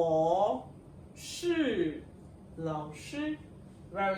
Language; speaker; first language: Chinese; non-native, fluent; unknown